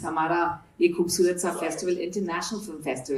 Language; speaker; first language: Hindi; native; Hindi